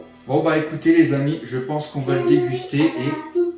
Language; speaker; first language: French; native; French